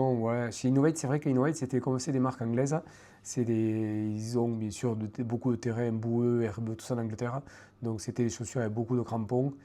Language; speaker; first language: French; native; French